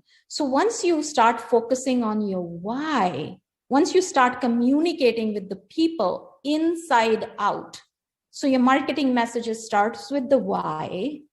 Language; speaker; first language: English; non-native, local second language; Hindi